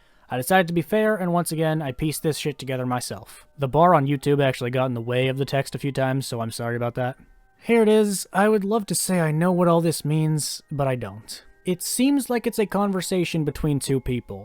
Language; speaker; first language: English; native; English